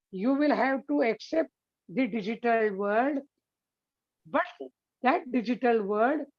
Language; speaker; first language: English; non-native, local second language; Hindi